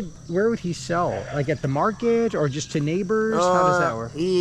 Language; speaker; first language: English; native; English